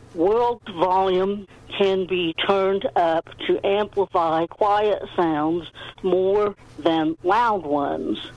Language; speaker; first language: English; native; English